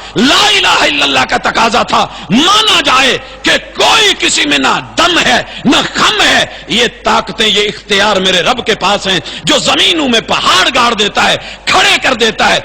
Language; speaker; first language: Urdu; non-native, local second language; Punjabi